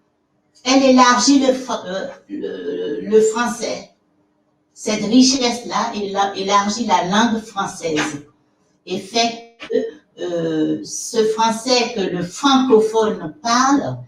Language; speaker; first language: French; non-native, local second language; Fon